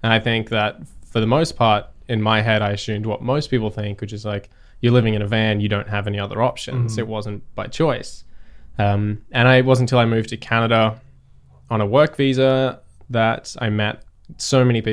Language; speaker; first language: English; native; English